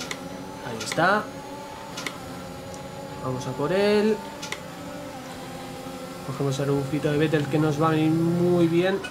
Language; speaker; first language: Spanish; native; Spanish